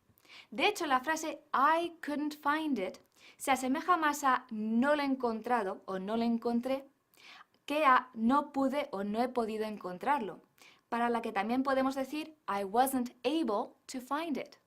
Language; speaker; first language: Spanish; non-native, fluent; English